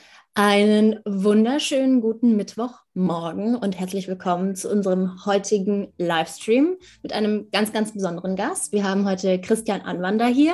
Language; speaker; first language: German; native; German